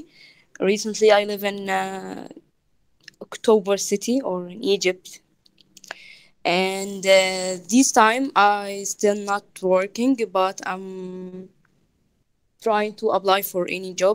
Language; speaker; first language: English; non-native, fluent; Arabic